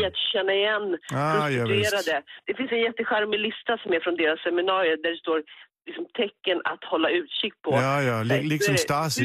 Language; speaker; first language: Swedish; native; Swedish